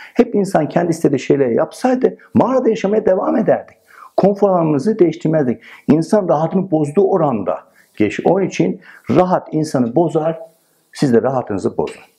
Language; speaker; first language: Turkish; non-native, fluent; Persian